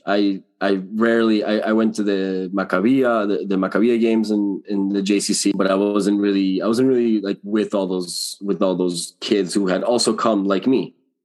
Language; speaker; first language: English; early bilingual, other home language; Spanish